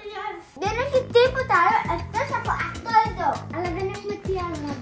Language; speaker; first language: Greek; early bilingual, heritage; Greek